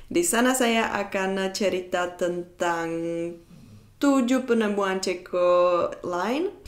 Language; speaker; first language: Indonesian; non-native, fluent; Czech